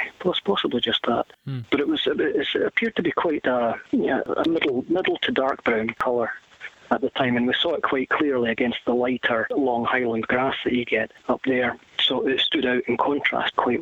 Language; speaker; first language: English; native; English